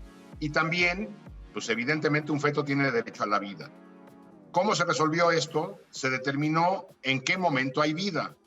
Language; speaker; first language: Spanish; native; Spanish